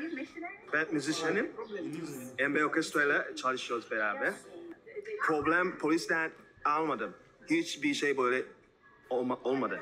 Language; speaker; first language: Turkish; non-native, learner; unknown